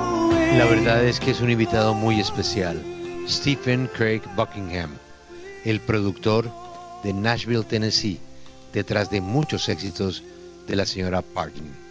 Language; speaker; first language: Spanish; native; Spanish